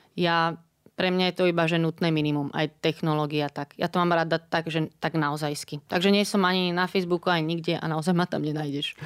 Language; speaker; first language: Slovak; native; Slovak